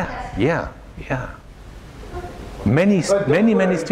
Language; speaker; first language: English; non-native, fluent; German